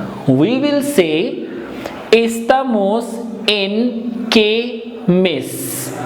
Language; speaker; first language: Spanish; non-native, learner; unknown